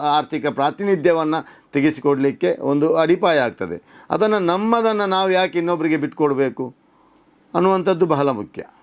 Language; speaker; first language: Kannada; non-native, local second language; Malayalam